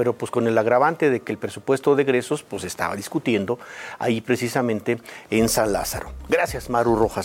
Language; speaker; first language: Spanish; native; Spanish